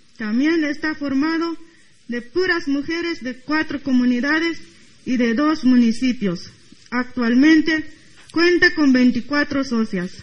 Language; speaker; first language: Spanish; non-native, local second language; Tzotzil